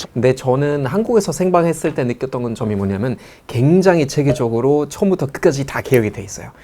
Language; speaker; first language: Korean; non-native, fluent; German